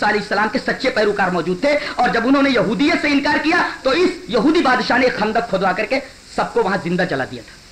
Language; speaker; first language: Urdu; native; Urdu